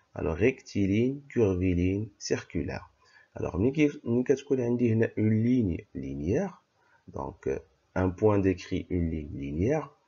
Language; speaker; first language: French; non-native, local second language; Arabic